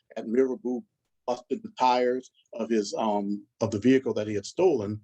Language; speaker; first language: English; native; English